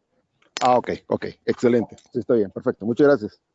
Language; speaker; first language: Spanish; native; Spanish